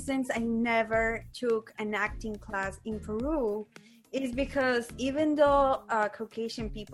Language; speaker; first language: English; non-native, fluent; Spanish